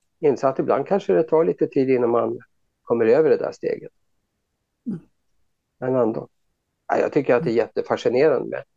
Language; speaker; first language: Swedish; native; Swedish